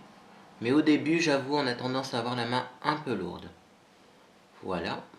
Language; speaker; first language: French; native; French